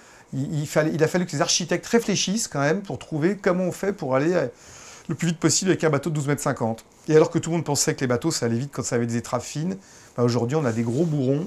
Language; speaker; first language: French; native; French